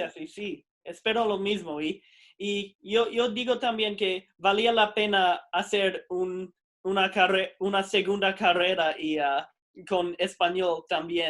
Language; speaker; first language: Spanish; non-native, fluent; English